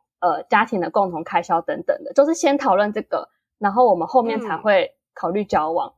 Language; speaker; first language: Chinese; native; Chinese